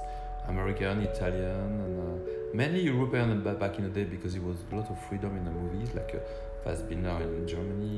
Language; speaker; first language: English; non-native, learner; French